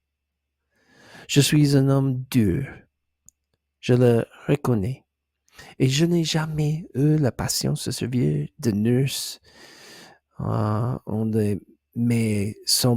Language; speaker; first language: French; non-native, learner; English